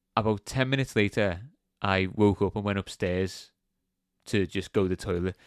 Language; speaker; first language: English; native; English